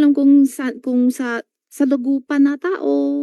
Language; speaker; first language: Filipino; non-native, learner; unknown